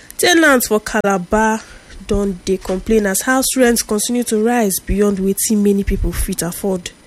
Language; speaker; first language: Nigerian Pidgin; native; Nigerian Pidgin